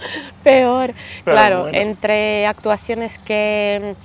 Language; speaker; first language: Spanish; non-native, fluent; Slovak